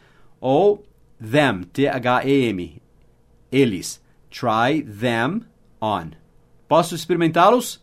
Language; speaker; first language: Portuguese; non-native, fluent; English